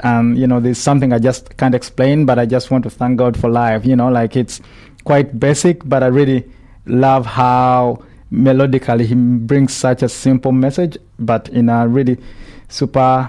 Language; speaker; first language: English; non-native, local second language; Ganda